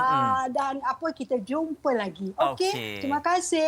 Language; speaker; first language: Malay; non-native, local second language; Chinese